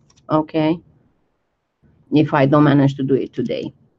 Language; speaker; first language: English; non-native, fluent; Romanian